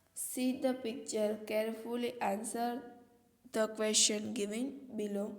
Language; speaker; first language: English; non-native, local second language; Gujarati